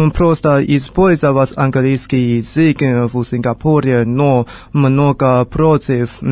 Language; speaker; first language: Russian; non-native, learner; Chinese